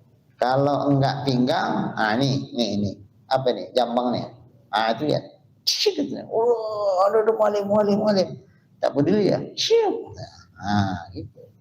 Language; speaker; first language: Indonesian; native; Indonesian